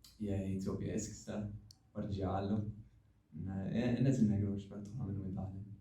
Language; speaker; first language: Amharic; non-native, learner; Arabic